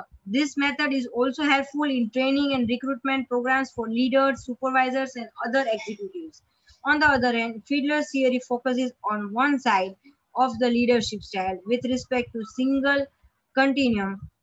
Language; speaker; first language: English; non-native, local second language; Gujarati